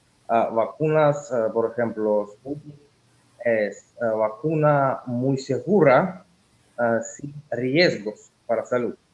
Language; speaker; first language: Spanish; non-native, learner; Russian